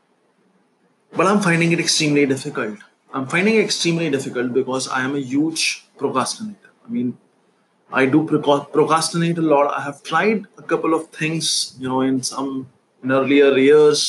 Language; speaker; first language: English; non-native, local second language; Hindi